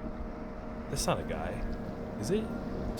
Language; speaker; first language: English; native; English